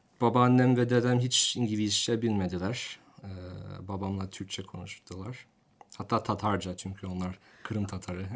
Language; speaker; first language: Turkish; non-native, fluent; English